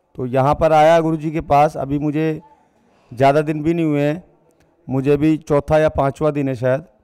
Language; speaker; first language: Hindi; native; Hindi